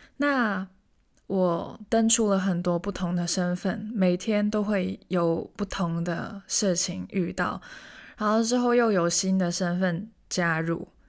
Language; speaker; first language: Chinese; non-native, local second language; Cantonese